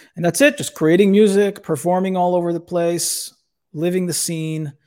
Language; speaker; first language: English; native; English